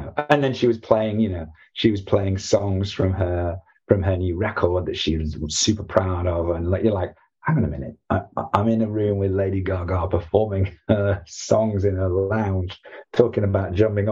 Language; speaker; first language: English; native; English